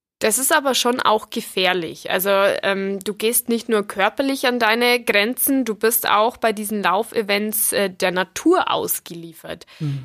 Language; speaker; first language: German; native; German